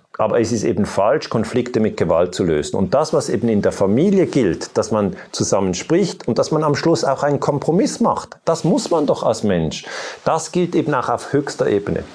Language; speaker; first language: German; native; German